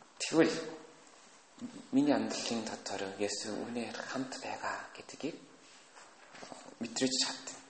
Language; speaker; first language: Mongolian; non-native, fluent; Korean